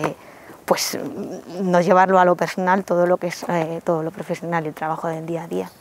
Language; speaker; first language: Spanish; native; Spanish